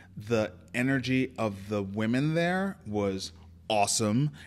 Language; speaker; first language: English; native; English